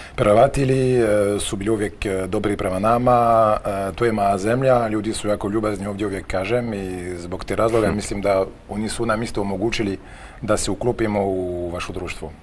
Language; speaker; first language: Croatian; non-native, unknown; French